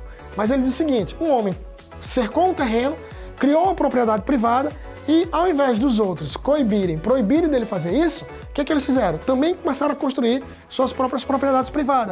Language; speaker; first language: Portuguese; native; Portuguese